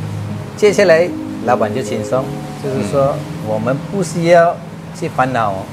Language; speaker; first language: Chinese; non-native, local second language; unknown